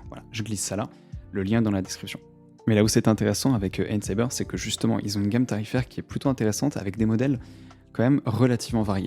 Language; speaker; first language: French; native; French